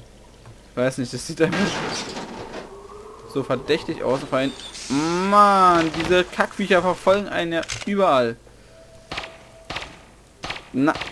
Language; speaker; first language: German; native; German